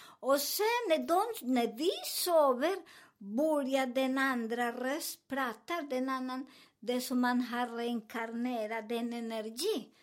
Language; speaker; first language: Swedish; non-native, learner; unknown